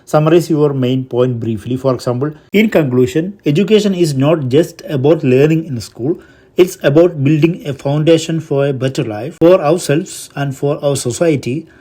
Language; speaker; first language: English; non-native, local second language; Malayalam